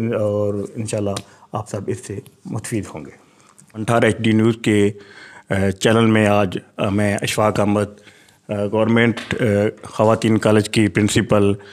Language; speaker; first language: Urdu; non-native, local second language; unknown